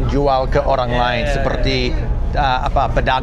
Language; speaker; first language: Indonesian; non-native, fluent; English